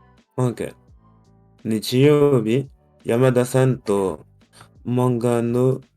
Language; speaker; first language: Japanese; non-native, learner; French